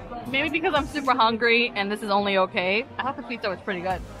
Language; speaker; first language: English; early bilingual, other home language; Vietnamese